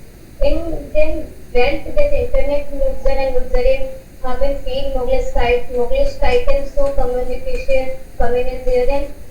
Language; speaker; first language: German; non-native, learner; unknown